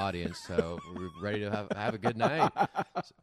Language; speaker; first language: English; native; English